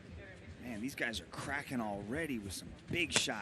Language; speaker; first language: English; native; English